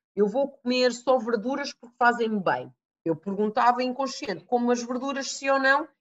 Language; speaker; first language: Portuguese; early bilingual, other home language; English